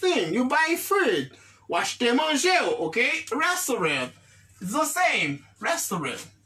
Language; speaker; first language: English; non-native, fluent; Haitian Creole